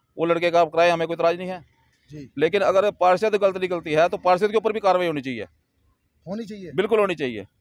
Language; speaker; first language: Hindi; native; Hindi